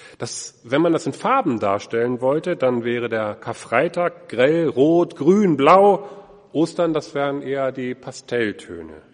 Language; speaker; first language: German; native; German